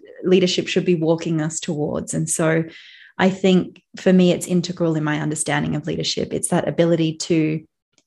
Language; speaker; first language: English; native; English